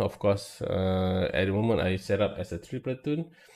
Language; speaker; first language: English; non-native, local second language; Malay